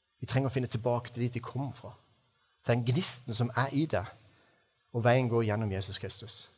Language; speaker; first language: Norwegian; native; Norwegian